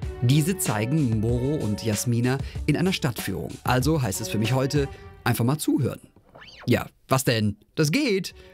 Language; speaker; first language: German; native; German